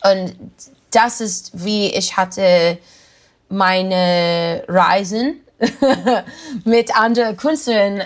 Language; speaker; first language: German; non-native, learner; English